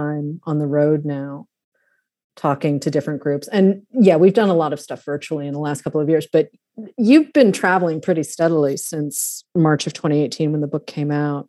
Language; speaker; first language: English; native; English